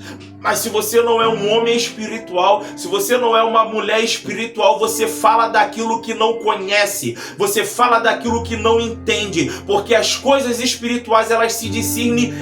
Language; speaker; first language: Portuguese; native; Portuguese